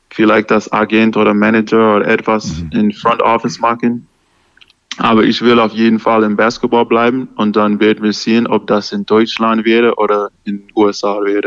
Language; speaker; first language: German; non-native, learner; English